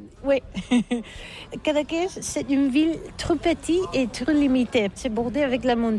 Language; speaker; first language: French; non-native, learner; Catalan